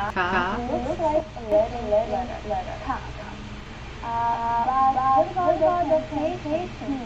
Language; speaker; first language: English; non-native, learner; Ukrainian